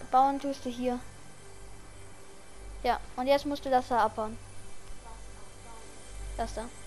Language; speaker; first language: German; native; German